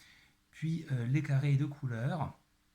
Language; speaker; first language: French; native; French